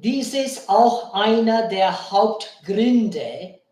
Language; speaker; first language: German; non-native, learner; Bangla